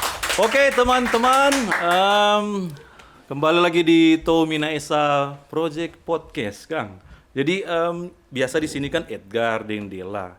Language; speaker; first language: Indonesian; non-native, local second language; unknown